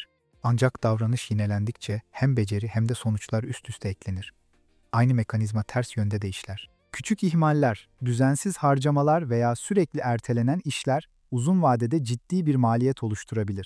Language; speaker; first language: Turkish; native; Turkish